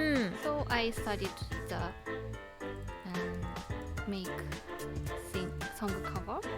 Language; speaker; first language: English; non-native, learner; Japanese